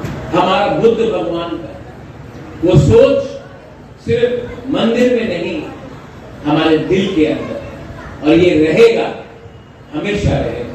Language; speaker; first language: Hindi; non-native, local second language; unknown